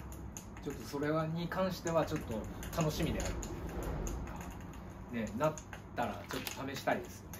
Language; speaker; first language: Japanese; native; Japanese